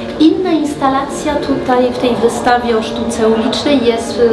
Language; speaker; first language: Polish; early bilingual, heritage; French